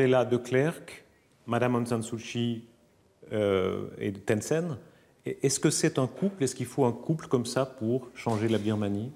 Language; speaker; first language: French; native; French